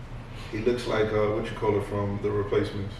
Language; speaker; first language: English; native; English